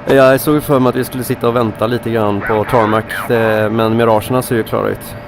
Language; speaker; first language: Swedish; native; Swedish